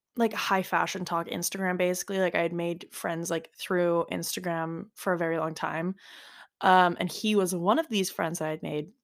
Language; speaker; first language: English; native; English